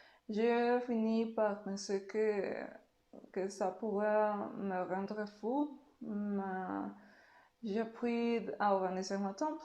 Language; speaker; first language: French; non-native, learner; Spanish